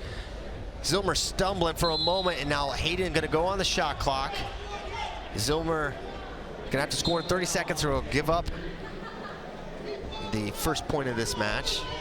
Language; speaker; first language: English; native; English